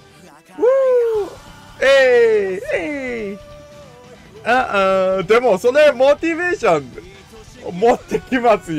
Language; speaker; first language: Japanese; non-native, learner; English